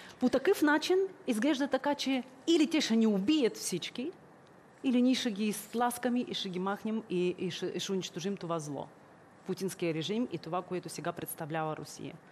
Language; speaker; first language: Bulgarian; early bilingual, heritage; Bulgarian